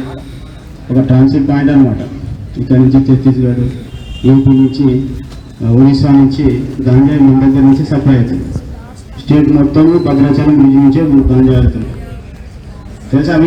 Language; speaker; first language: Telugu; native; Telugu